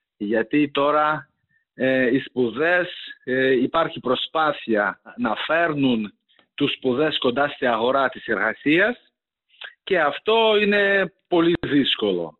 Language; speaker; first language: Greek; non-native, fluent; Ukrainian